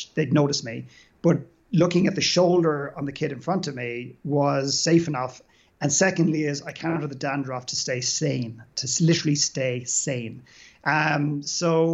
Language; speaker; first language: English; native; English